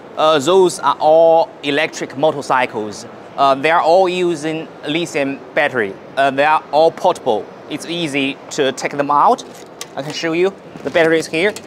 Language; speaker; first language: English; non-native, learner; Chinese